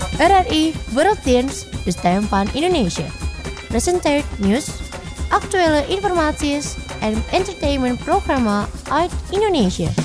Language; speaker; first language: Dutch; non-native, fluent; Indonesian